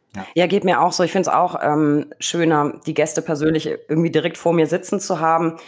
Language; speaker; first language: German; native; German